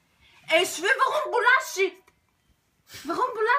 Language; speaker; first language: German; early bilingual, other home language; Romany